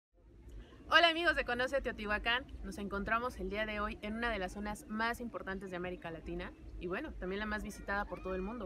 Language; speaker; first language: Spanish; native; Spanish